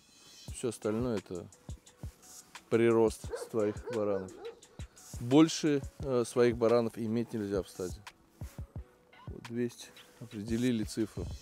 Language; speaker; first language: Russian; native; Russian